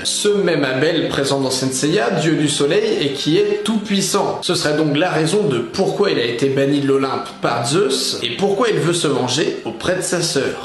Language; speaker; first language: French; native; French